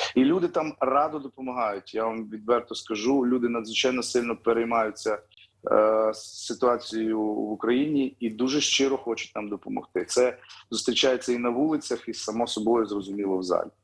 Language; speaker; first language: Ukrainian; native; Ukrainian